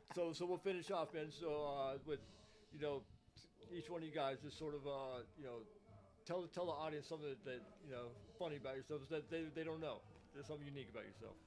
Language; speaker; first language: English; native; English